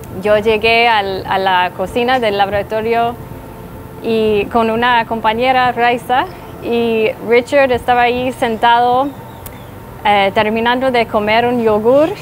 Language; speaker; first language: Spanish; non-native, fluent; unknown